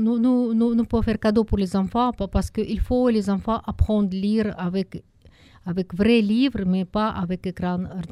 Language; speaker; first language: French; non-native, learner; Russian